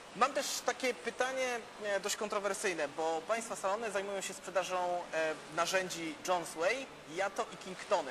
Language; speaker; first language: Polish; native; Polish